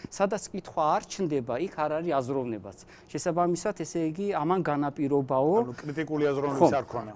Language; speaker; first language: Georgian; non-native, local second language; Azerbaijani